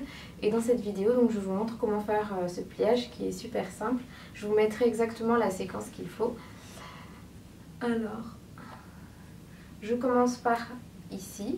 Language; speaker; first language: French; native; French